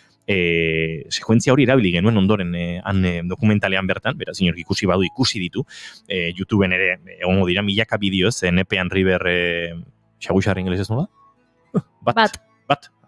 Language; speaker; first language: Basque; native; Basque